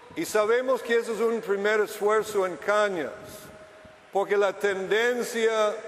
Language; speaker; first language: Spanish; non-native, fluent; English